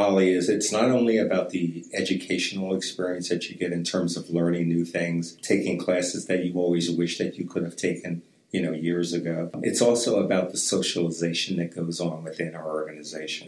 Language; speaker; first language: English; native; English